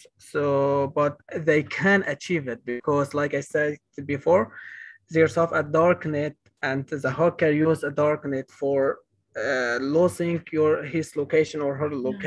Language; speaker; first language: English; non-native, learner; Kurdish